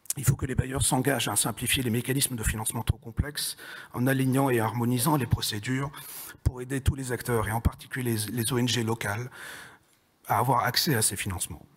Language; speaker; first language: French; native; French